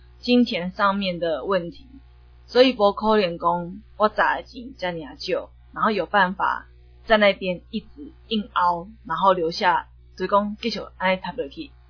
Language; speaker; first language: Chinese; native; Chinese